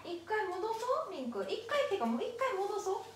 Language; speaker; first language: Japanese; native; Japanese